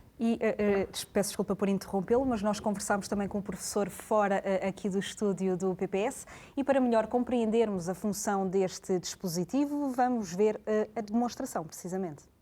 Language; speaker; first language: Portuguese; native; Portuguese